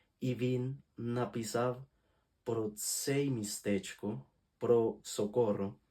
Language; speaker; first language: Ukrainian; non-native, learner; Spanish